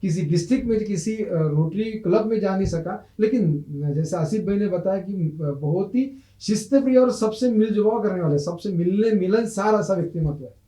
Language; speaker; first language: Hindi; non-native, local second language; Marathi